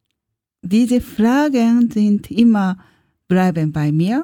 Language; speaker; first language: German; non-native, learner; Japanese